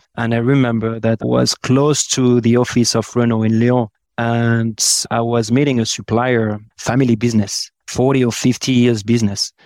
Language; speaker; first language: English; non-native, fluent; French